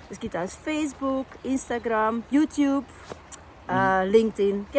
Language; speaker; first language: German; non-native, fluent; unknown